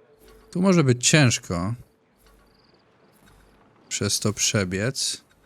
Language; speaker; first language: Polish; native; Polish